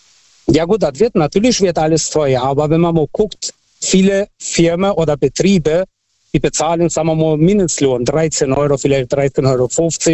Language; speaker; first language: German; non-native, local second language; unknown